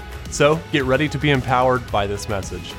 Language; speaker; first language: English; native; English